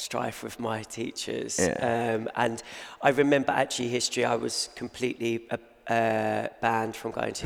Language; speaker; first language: English; native; English